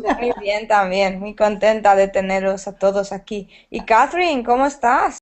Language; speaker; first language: Spanish; native; Spanish